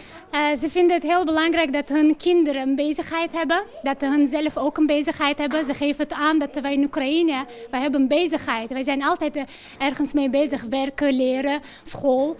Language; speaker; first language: Dutch; non-native, local second language; Ukrainian